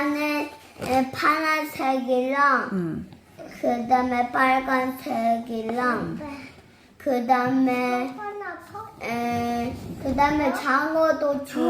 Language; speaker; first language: Korean; early bilingual, other home language; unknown